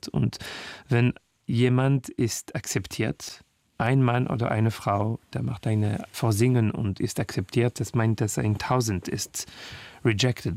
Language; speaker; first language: German; non-native, learner; French